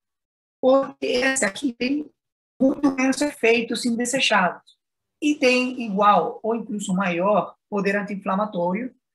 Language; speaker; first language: Portuguese; non-native, fluent; Spanish